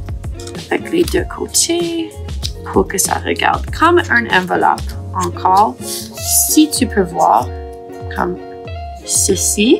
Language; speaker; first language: French; non-native, learner; English